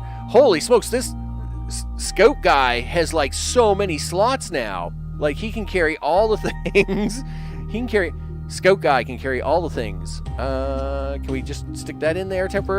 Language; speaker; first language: English; native; English